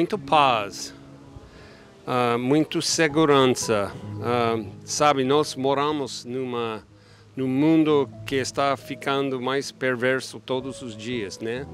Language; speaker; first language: Portuguese; non-native, fluent; English